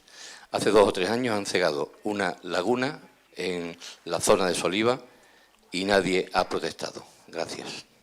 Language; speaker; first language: Spanish; native; Spanish